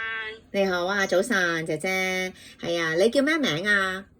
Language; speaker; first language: Cantonese; native; Cantonese